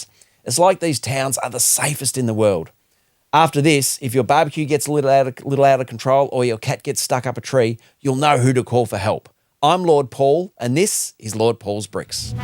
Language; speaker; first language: English; native; English